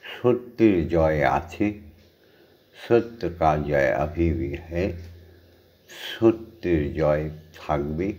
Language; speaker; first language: Hindi; non-native, local second language; Bangla